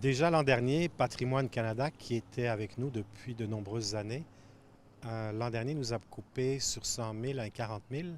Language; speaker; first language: French; native; French